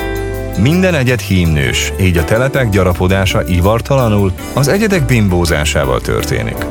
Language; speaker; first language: Hungarian; native; Hungarian